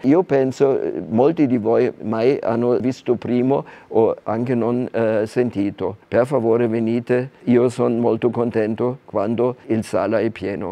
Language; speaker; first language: Italian; non-native, fluent; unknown